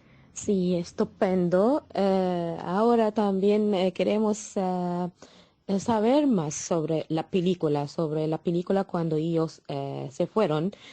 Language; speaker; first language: Spanish; non-native, fluent; Arabic